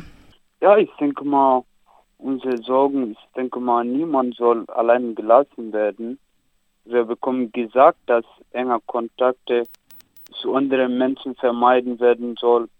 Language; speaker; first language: German; non-native, learner; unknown